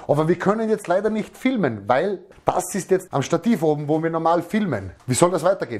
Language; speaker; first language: German; native; German